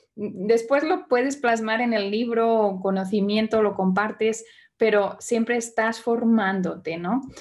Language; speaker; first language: Spanish; native; Spanish